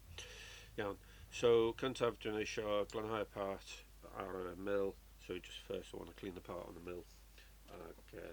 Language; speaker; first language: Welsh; non-native, learner; English